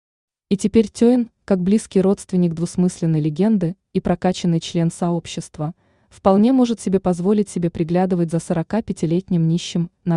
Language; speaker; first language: Russian; native; Russian